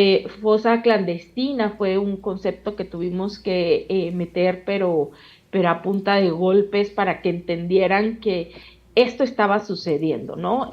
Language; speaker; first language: Spanish; native; Spanish